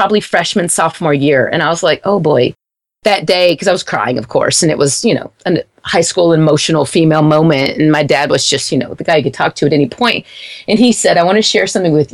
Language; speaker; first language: English; native; English